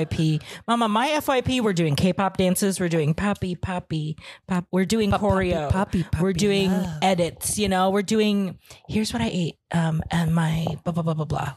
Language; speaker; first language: English; non-native, local second language; Filipino